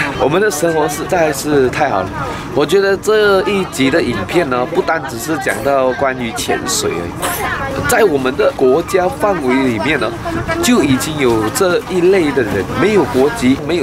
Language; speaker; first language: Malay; non-native, local second language; Chinese